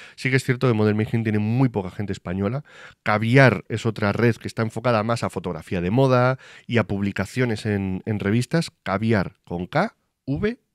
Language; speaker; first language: Spanish; native; Spanish